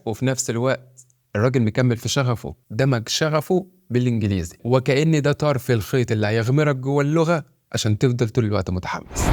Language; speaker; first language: Arabic; native; Arabic